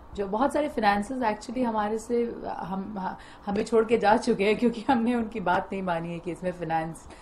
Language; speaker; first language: Hindi; native; Hindi